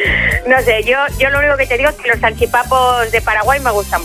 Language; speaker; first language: Spanish; native; Spanish